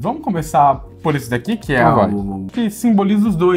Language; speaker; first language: Portuguese; native; Portuguese